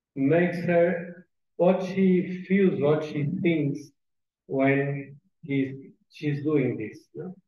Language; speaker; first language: English; non-native, fluent; Portuguese